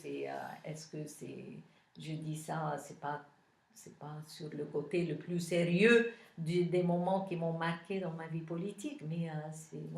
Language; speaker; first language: French; non-native, local second language; Arabic